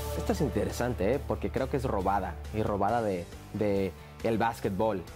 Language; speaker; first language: Spanish; early bilingual, heritage; Spanish